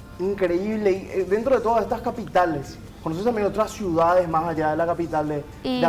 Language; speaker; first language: Spanish; native; Spanish